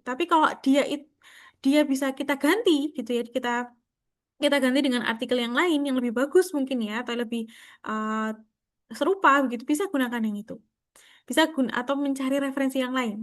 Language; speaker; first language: Indonesian; native; Indonesian